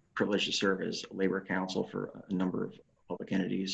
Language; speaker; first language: English; native; English